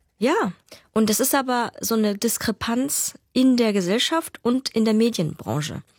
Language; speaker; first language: German; early bilingual, other home language; Vietnamese